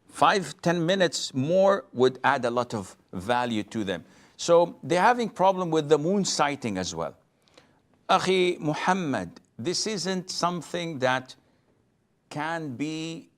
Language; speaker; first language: English; non-native, fluent; Arabic